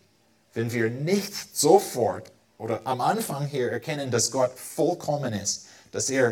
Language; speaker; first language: German; non-native, fluent; English